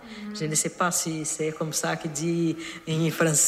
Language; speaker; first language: French; non-native, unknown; Portuguese